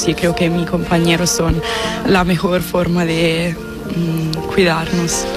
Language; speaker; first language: Spanish; non-native, fluent; Italian